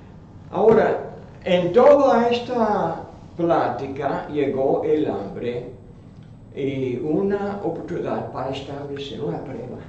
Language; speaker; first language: Spanish; non-native, fluent; English